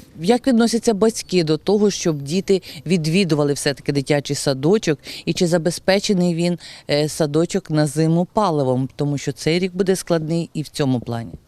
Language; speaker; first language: Ukrainian; native; Ukrainian